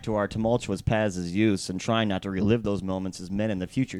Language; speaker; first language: English; native; English